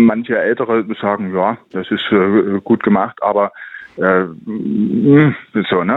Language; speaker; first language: German; native; German